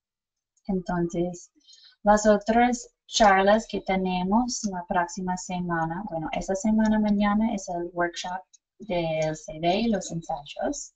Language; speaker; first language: Spanish; non-native, fluent; English